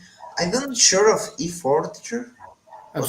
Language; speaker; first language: English; non-native, learner; Spanish